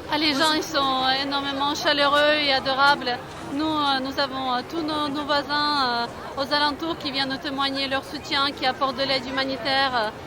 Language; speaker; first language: French; non-native, fluent; Ukrainian